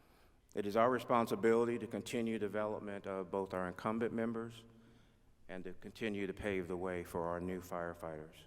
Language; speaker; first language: English; native; English